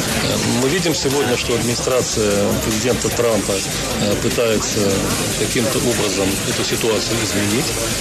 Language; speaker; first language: Russian; native; Russian